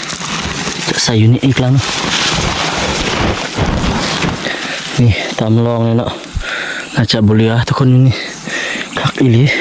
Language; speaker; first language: Thai; non-native, local second language; Lao